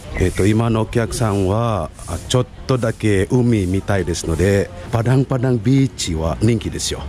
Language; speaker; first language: Japanese; non-native, fluent; Indonesian